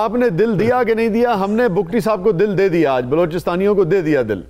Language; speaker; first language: Urdu; native; Urdu